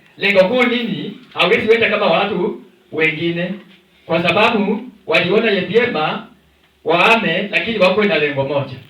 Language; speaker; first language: Swahili; non-native, local second language; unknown